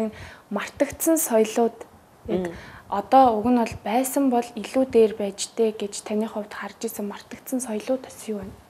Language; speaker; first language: Mongolian; native; Mongolian